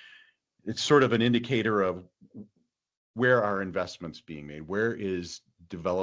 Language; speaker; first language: English; native; English